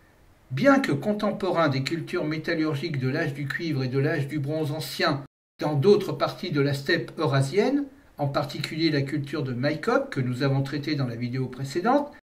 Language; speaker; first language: French; native; French